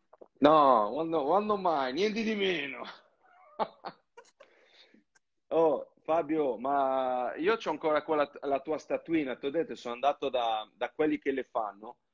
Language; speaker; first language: Italian; non-native, fluent; French